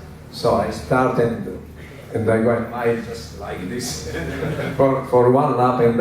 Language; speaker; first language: English; non-native, learner; Italian